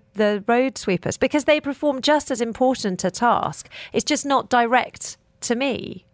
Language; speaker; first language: English; native; English